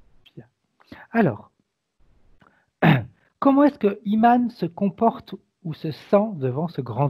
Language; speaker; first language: French; native; French